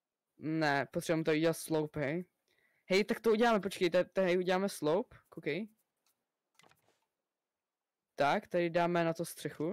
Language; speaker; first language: Czech; native; Czech